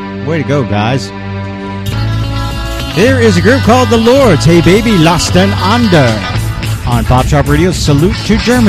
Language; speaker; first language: English; native; English